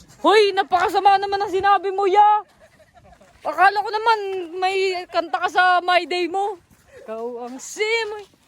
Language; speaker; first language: Filipino; native; Filipino